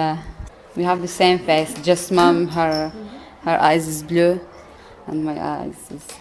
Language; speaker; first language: English; non-native, learner; Arabic